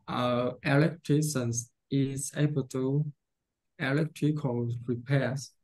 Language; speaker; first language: English; non-native, learner; Vietnamese